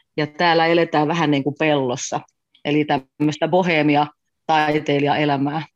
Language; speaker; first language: Finnish; native; Finnish